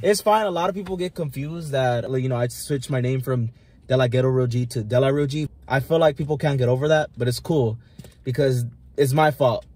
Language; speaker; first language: English; early bilingual, other home language; Spanish